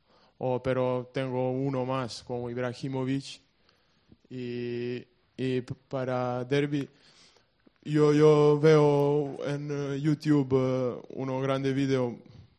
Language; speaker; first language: Spanish; non-native, learner; Serbian